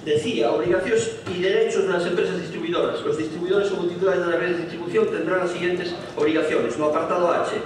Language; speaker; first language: Spanish; non-native, local second language; Galician